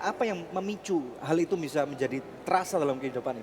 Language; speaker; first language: Indonesian; native; Indonesian